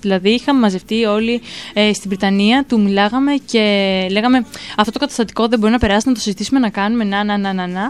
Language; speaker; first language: Greek; native; Greek